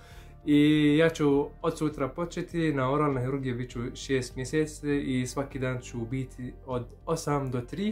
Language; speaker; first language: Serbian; non-native, learner; Arabic